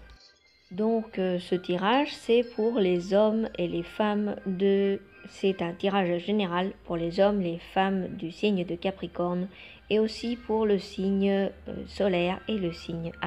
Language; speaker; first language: French; non-native, fluent; Spanish